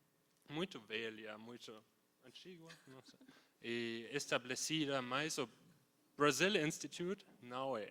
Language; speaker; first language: Portuguese; non-native, fluent; German